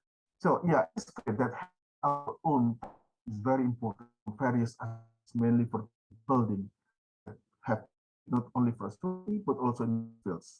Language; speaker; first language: English; non-native, fluent; Indonesian